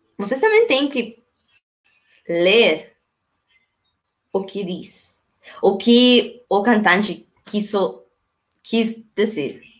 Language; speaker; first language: Portuguese; non-native, learner; Spanish